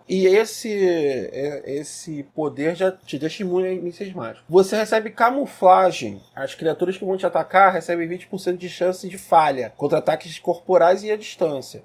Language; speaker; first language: Portuguese; native; Portuguese